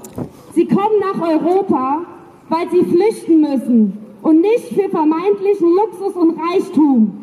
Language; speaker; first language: German; native; German